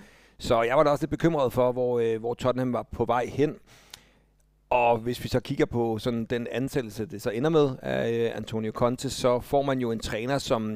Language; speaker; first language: Danish; native; Danish